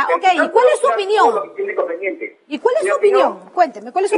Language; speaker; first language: Spanish; native; Spanish